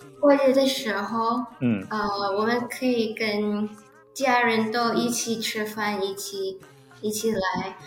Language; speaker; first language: Chinese; early bilingual, heritage; Indonesian